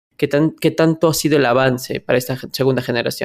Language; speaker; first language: Spanish; native; Spanish